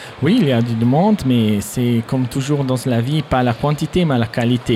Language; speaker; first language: French; non-native, learner; German